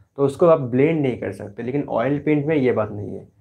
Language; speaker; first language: Hindi; non-native, local second language; Bangla